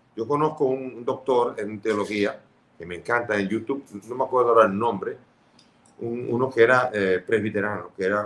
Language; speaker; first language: Spanish; early bilingual, other home language; Catalan